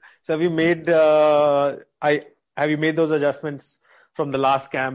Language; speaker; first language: English; non-native, local second language; Hindi